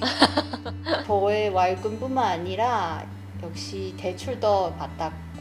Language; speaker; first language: Korean; non-native, learner; Chinese